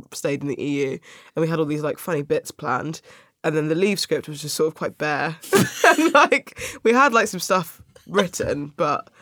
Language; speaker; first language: English; native; English